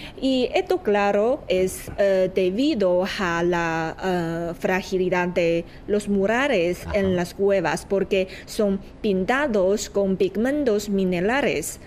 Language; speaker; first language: Spanish; non-native, fluent; Chinese